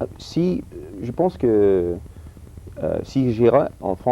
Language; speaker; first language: French; early bilingual, heritage; English